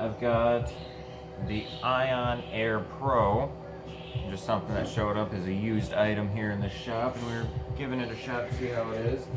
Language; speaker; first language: English; native; English